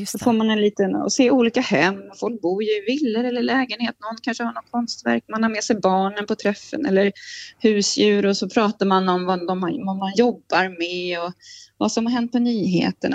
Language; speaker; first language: Swedish; native; Swedish